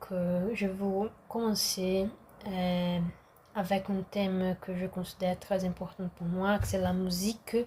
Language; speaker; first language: French; non-native, learner; Portuguese